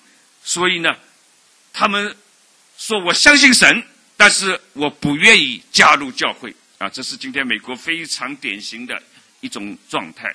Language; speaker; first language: Chinese; native; Chinese